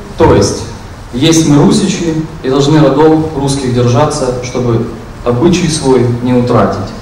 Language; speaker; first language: Russian; non-native, local second language; Ukrainian